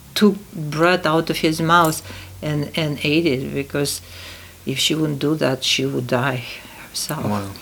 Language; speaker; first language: English; non-native, fluent; Uzbek